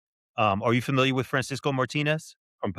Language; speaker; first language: English; native; English